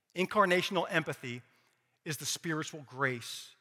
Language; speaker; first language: English; native; English